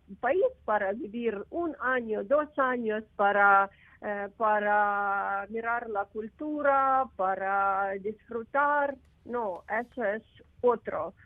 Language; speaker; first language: Spanish; non-native, learner; Ukrainian